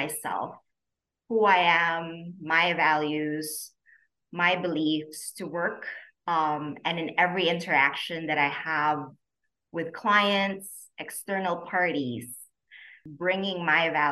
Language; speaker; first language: English; non-native, local second language; Filipino